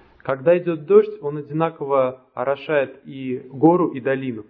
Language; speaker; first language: Russian; native; Russian